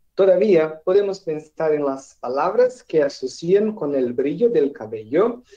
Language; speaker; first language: Spanish; non-native, learner; Portuguese